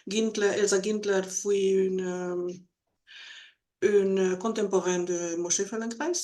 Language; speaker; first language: French; non-native, learner; Spanish